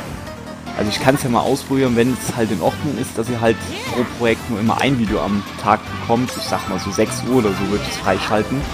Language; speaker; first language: German; native; German